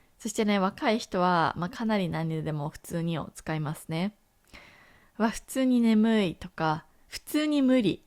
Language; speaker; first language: Japanese; native; Japanese